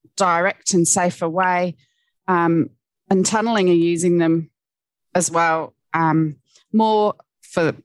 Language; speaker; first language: English; native; English